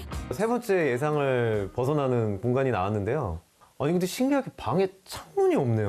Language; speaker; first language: Korean; native; Korean